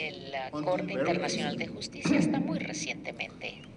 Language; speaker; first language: Spanish; native; Spanish